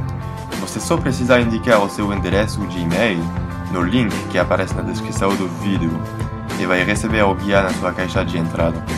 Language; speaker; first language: Portuguese; non-native, fluent; French